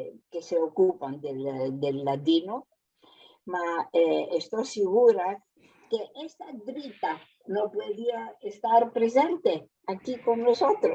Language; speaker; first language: Spanish; early bilingual, heritage; Ladino